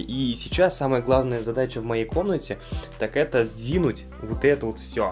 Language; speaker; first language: Russian; native; Russian